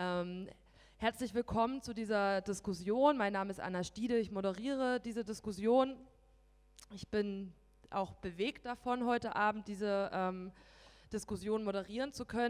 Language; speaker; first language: German; native; German